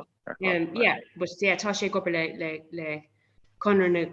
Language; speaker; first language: Irish; non-native, local second language; English